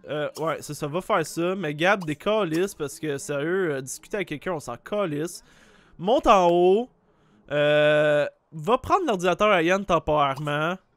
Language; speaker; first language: French; native; French